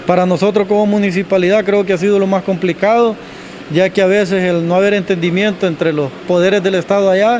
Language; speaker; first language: Spanish; native; Spanish